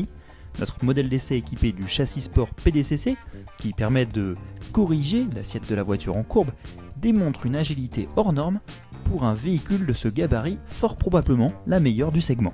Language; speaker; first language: French; native; French